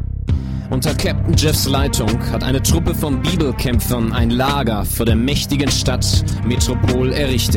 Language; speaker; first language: German; native; German